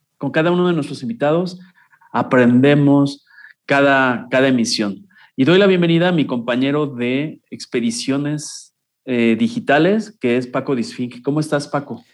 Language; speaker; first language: Spanish; native; Spanish